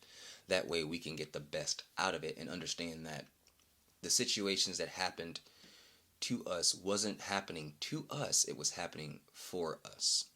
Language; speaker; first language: English; native; English